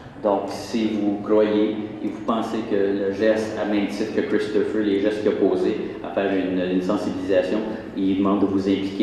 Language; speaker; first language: French; native; French